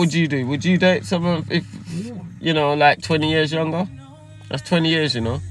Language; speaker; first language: English; native; English